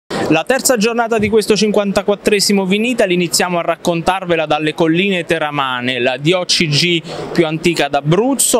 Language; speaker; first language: Italian; native; Italian